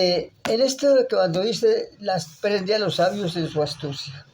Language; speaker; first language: Spanish; native; Spanish